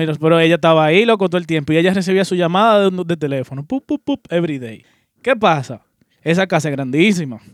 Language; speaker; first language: Spanish; native; Spanish